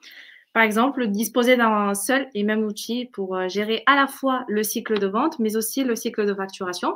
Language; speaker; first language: French; native; French